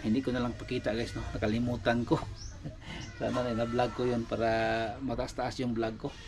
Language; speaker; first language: Filipino; non-native, local second language; Cebuano